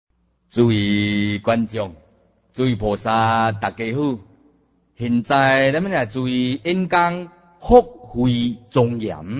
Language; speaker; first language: Chinese; non-native, local second language; Min Nan Chinese